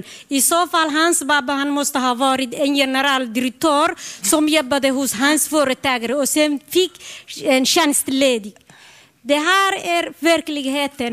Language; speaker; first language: Swedish; non-native, learner; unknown